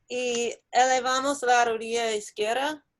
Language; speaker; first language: Spanish; non-native, learner; English